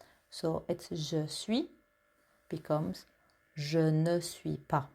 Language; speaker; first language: French; non-native, fluent; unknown